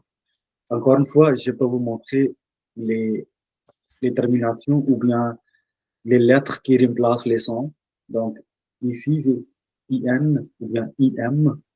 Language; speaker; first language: French; non-native, fluent; Punjabi